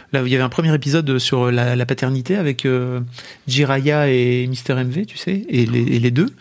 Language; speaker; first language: French; native; French